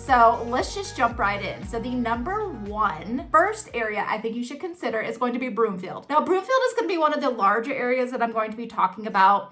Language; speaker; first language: English; native; English